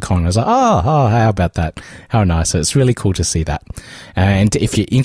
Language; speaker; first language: English; native; English